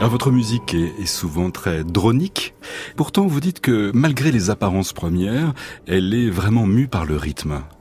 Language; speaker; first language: French; native; French